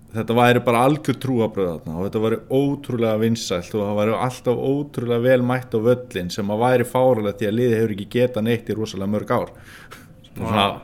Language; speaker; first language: Icelandic; native; Icelandic